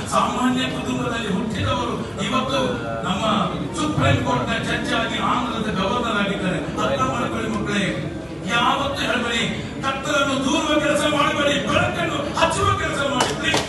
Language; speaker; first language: Kannada; non-native, local second language; Malayalam